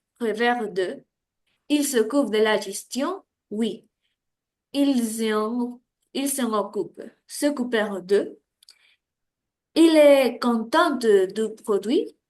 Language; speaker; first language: French; non-native, learner; Spanish